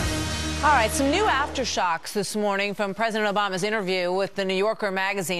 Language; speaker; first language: English; native; English